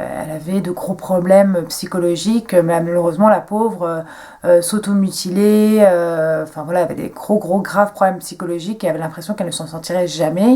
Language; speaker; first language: French; native; French